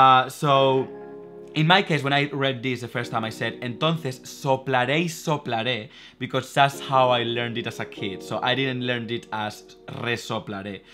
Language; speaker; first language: English; non-native, fluent; Spanish